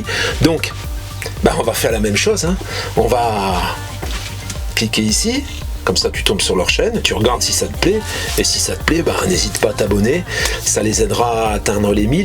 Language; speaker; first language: French; native; French